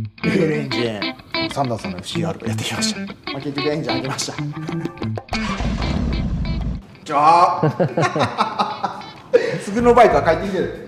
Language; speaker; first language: Japanese; native; Japanese